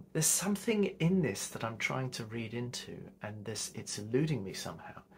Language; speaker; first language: English; native; English